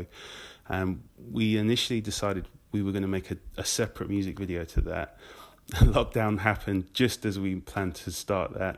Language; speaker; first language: English; native; English